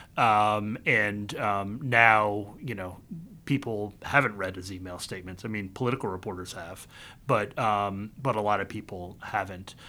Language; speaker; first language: English; early bilingual, other home language; Vietnamese